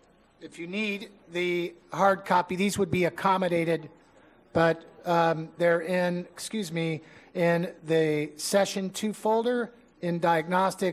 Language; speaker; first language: English; native; English